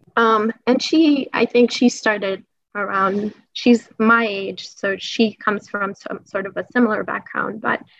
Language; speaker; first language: English; early bilingual, other home language; Persian